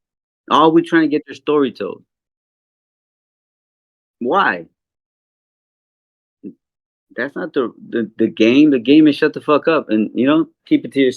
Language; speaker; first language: English; native; English